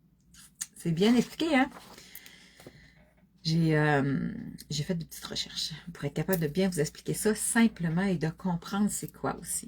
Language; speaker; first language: French; native; French